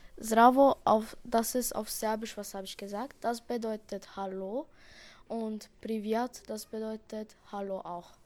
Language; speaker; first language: German; early bilingual, other home language; Serbian